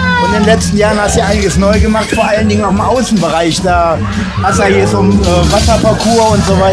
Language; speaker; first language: German; native; German